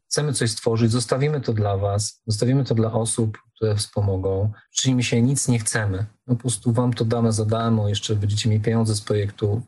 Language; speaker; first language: Polish; native; Polish